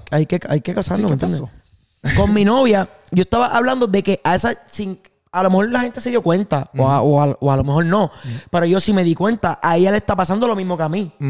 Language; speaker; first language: Spanish; native; Spanish